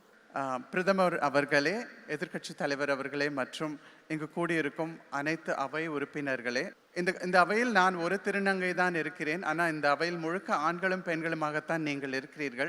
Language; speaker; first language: Tamil; native; Tamil